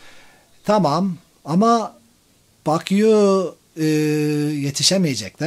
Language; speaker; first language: Turkish; non-native, fluent; English